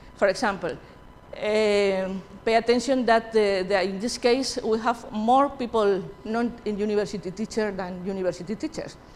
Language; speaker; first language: English; non-native, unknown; Spanish